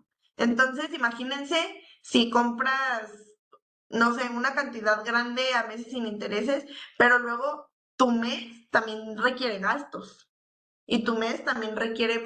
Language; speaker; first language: Spanish; native; Spanish